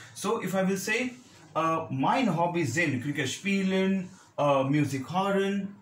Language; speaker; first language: German; non-native, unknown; Hindi